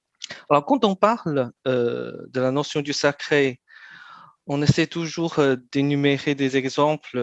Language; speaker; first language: French; non-native, fluent; Chinese